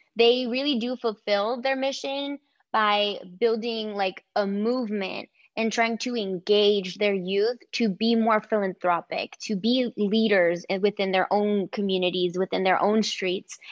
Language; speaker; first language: English; early bilingual, other home language; Spanish